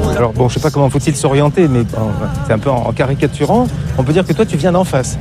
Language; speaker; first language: French; native; French